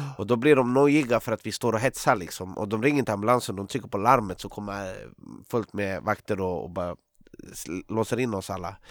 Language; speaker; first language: Swedish; native; Swedish